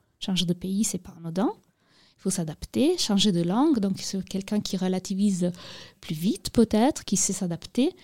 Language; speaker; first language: French; non-native, fluent; Italian